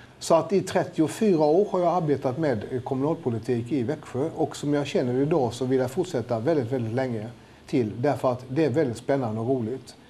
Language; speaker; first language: Swedish; native; Swedish